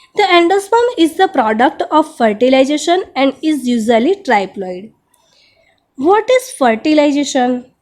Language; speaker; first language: English; non-native, local second language; Gujarati